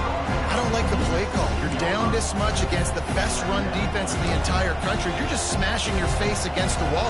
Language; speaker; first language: English; native; English